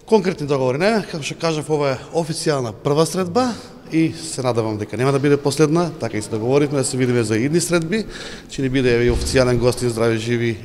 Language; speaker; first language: Macedonian; native; Macedonian